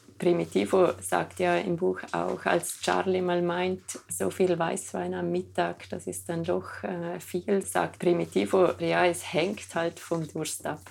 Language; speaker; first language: German; native; German